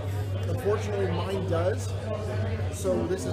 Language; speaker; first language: English; native; English